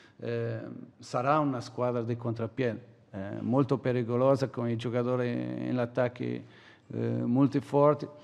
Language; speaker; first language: Italian; non-native, learner; Portuguese